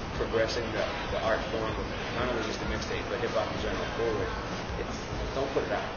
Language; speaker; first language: English; native; English